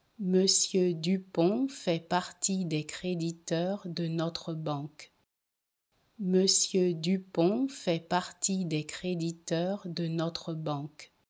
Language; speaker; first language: French; native; French